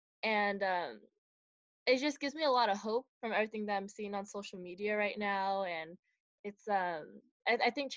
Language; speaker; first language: English; native; English